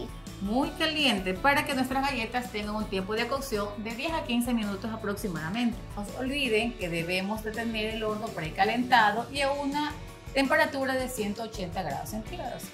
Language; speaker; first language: Spanish; native; Spanish